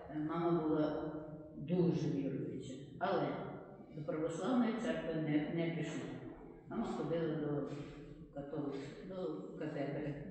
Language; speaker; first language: Ukrainian; native; Ukrainian